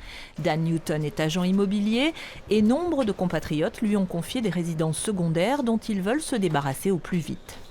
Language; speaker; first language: French; native; French